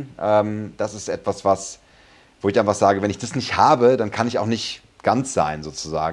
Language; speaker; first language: German; native; German